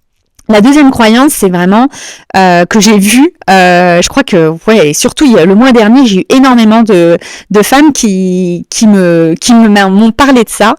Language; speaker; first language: French; native; French